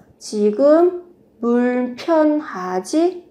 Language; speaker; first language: Korean; non-native, fluent; Vietnamese